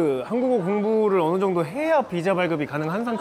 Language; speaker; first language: Korean; native; Korean